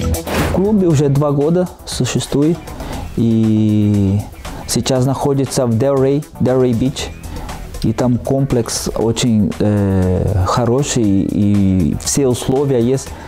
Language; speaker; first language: Russian; non-native, fluent; Portuguese